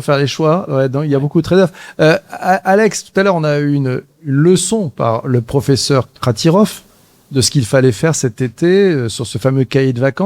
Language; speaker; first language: French; native; French